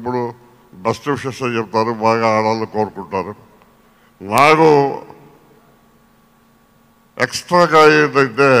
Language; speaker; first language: Telugu; native; Telugu